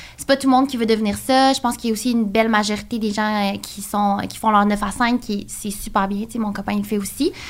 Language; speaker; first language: French; native; French